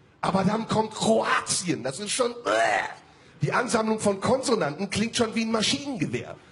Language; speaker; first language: German; early bilingual, other home language; Turkish